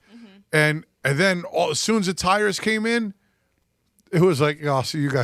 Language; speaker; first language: English; native; English